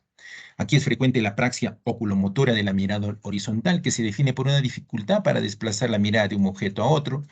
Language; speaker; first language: Spanish; native; Spanish